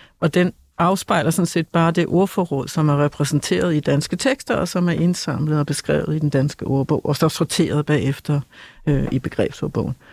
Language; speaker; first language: Danish; native; Danish